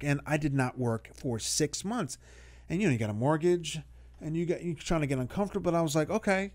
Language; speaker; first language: English; native; English